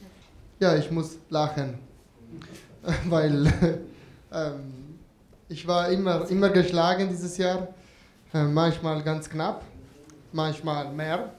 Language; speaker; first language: German; non-native, fluent; Italian